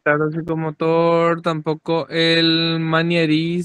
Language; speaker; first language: Spanish; native; Spanish